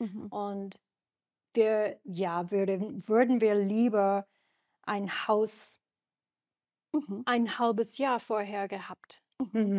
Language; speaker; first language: German; non-native, learner; English